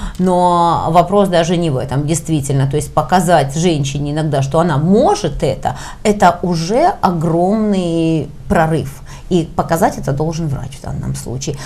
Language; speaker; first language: Russian; native; Russian